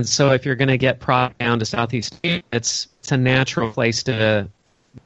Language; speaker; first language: English; native; English